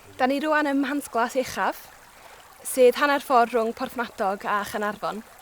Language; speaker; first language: Welsh; native; Welsh